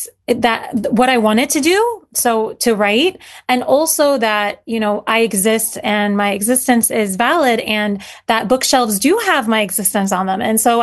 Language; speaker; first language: English; early bilingual, other home language; Arabic